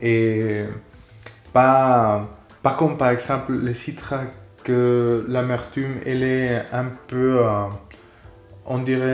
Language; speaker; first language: French; non-native, fluent; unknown